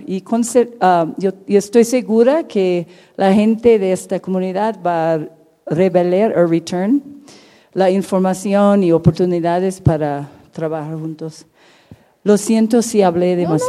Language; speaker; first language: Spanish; non-native, fluent; English